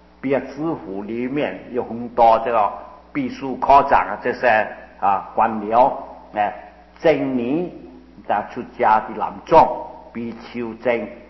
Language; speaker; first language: Chinese; non-native, local second language; Cantonese